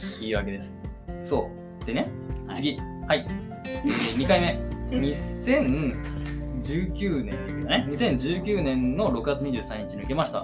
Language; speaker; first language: Japanese; native; Japanese